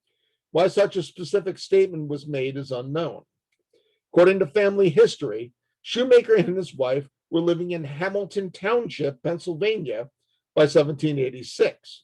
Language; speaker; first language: English; native; English